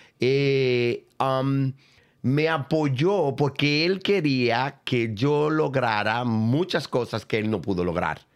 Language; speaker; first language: Spanish; native; Spanish